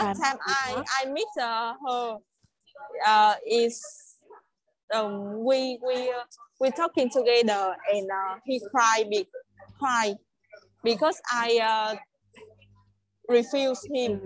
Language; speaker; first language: English; non-native, learner; Vietnamese